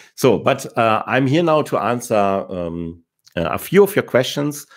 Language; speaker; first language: English; non-native, fluent; German